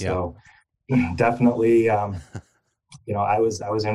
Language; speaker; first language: English; native; English